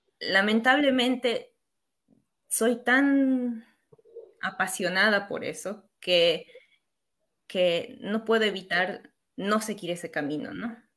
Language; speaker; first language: Spanish; native; Spanish